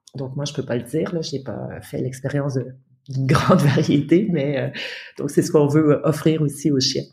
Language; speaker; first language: French; native; French